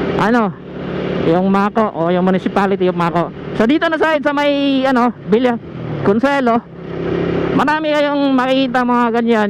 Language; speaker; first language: Filipino; non-native, local second language; Cebuano